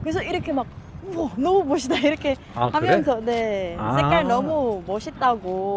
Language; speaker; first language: Korean; non-native, fluent; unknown